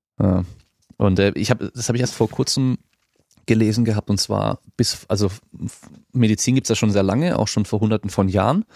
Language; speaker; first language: German; native; German